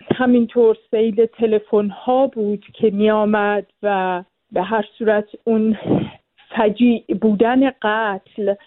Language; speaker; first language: Persian; native; Persian